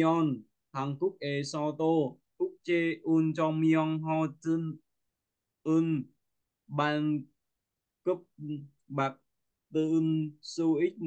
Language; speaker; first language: Korean; non-native, learner; Vietnamese